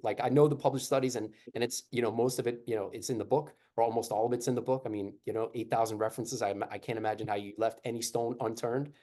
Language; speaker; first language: English; native; English